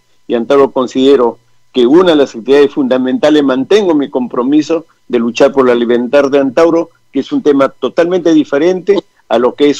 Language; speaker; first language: Spanish; native; Spanish